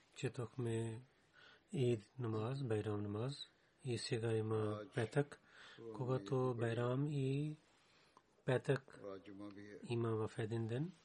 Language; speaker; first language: Bulgarian; non-native, learner; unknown